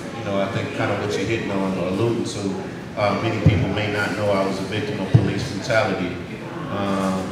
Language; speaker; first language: English; native; English